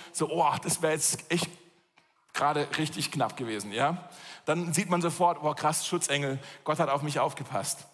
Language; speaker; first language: German; native; German